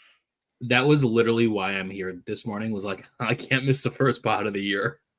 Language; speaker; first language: English; native; English